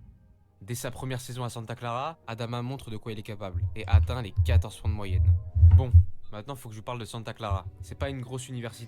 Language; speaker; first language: French; native; French